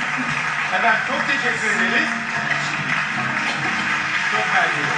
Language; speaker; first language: Turkish; native; Turkish